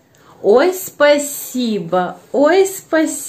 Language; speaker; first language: Russian; native; Russian